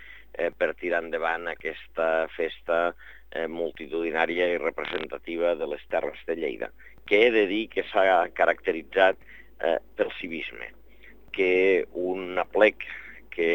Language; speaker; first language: Catalan; native; Catalan